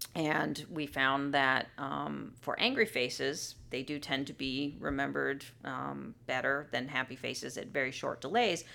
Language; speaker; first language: English; native; English